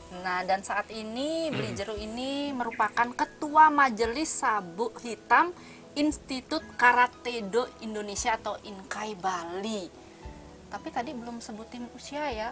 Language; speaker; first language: Indonesian; native; Indonesian